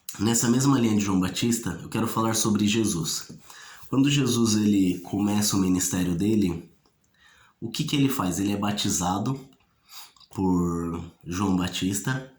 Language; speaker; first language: Portuguese; native; Portuguese